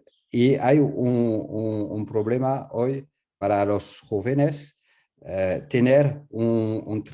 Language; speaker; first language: Spanish; non-native, learner; French